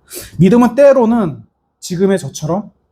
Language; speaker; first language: Korean; native; Korean